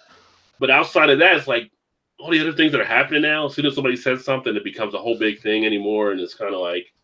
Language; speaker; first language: English; native; English